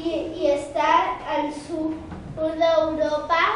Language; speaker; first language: Catalan; non-native, local second language; Spanish